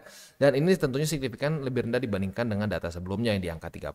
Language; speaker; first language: Indonesian; native; Indonesian